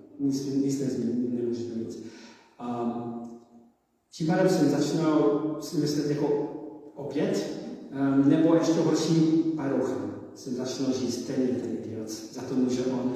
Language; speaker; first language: Czech; non-native, learner; English